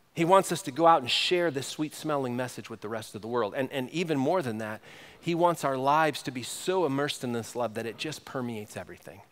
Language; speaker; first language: English; native; English